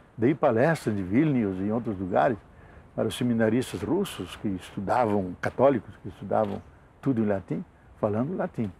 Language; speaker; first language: Portuguese; non-native, local second language; Italian